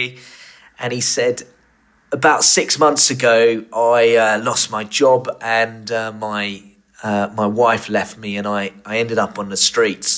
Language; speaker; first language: English; native; English